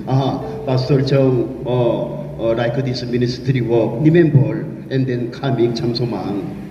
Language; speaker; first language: English; non-native, learner; Korean